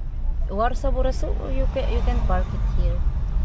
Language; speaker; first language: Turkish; non-native, learner; Filipino